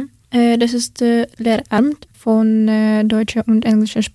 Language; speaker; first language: German; non-native, fluent; Ukrainian